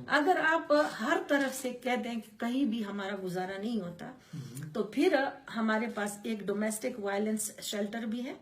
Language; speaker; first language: Urdu; non-native, local second language; Punjabi